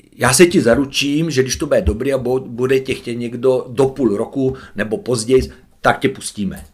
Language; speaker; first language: Czech; native; Czech